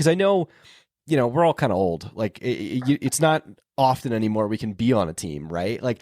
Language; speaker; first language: English; native; English